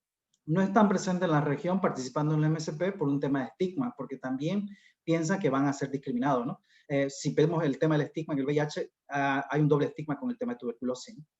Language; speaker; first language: Spanish; native; Spanish